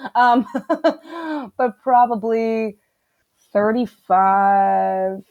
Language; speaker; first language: English; native; English